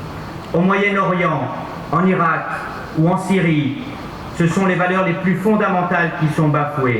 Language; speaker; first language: French; native; French